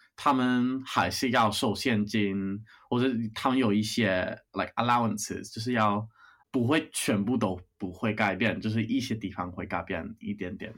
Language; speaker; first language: Chinese; non-native, fluent; English